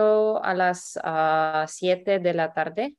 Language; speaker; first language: Spanish; non-native, learner; English